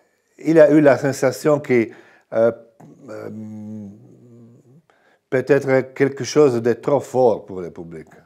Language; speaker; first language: French; non-native, fluent; Italian